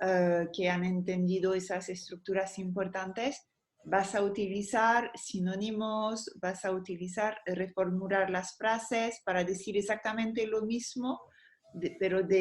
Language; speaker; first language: Spanish; non-native, fluent; French